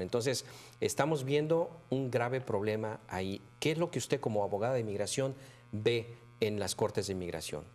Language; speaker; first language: Spanish; native; Spanish